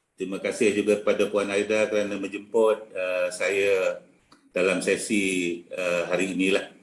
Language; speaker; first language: Malay; native; Malay